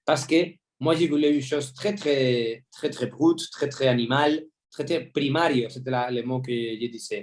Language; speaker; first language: French; non-native, fluent; Spanish